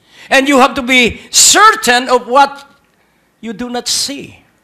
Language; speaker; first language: English; non-native, local second language; Filipino